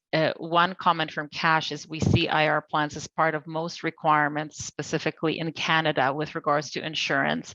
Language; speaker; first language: English; non-native, fluent; Polish